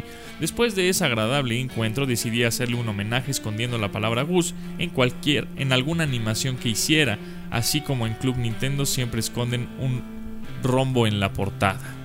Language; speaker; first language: Spanish; native; Spanish